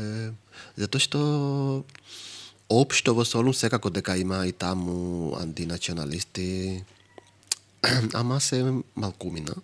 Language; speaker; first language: Macedonian; non-native, fluent; Greek